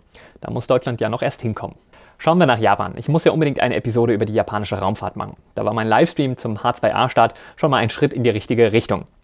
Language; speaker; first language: German; native; German